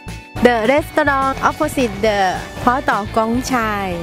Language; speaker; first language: English; non-native, learner; Thai